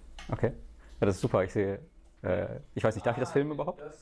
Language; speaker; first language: German; native; German